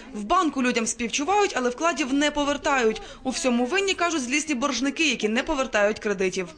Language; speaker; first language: Ukrainian; native; Ukrainian